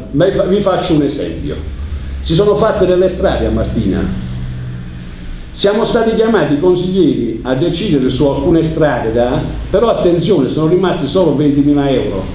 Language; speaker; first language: Italian; native; Italian